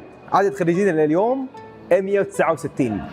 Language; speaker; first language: Arabic; native; Arabic